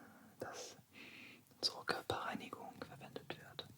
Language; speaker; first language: German; non-native, fluent; French